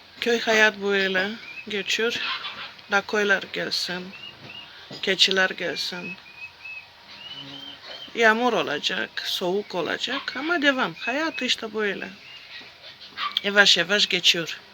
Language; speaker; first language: Turkish; non-native, learner; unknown